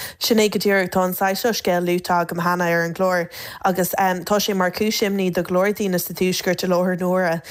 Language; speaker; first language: Irish; native; Irish